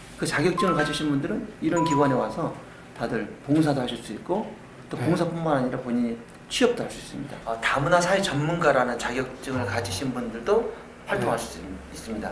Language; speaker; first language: Korean; native; Korean